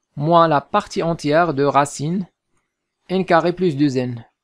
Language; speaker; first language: French; non-native, local second language; Arabic